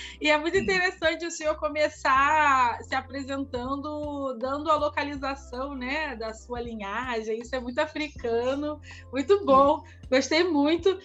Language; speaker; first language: Portuguese; native; Portuguese